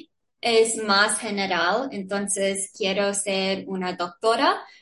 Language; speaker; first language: Spanish; non-native, learner; English